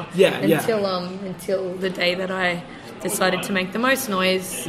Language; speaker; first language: English; native; English